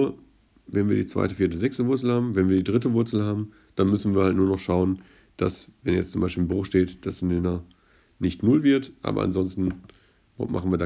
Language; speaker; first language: German; native; German